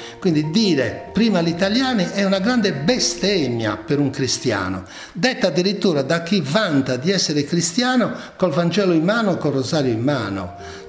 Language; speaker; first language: Italian; native; Italian